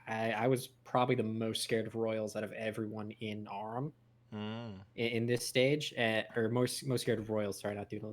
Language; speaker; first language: English; native; English